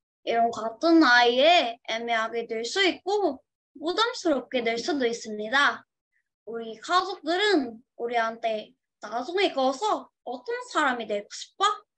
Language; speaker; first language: Korean; non-native, learner; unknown